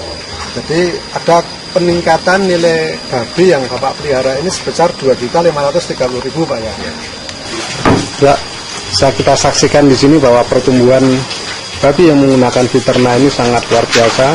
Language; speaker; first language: Indonesian; native; Indonesian